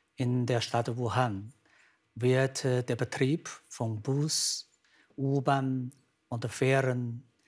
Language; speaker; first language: German; non-native, fluent; Chinese